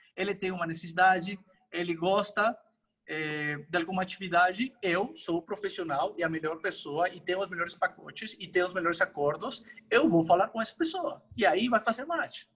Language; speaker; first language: Portuguese; non-native, fluent; Spanish